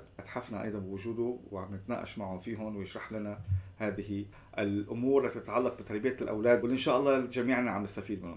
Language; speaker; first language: Arabic; native; Arabic